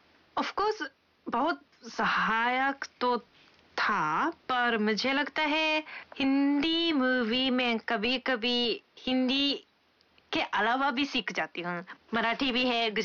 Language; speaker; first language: Hindi; non-native, fluent; Japanese